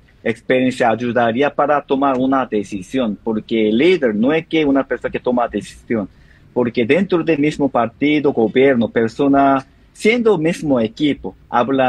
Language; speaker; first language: Spanish; non-native, learner; Korean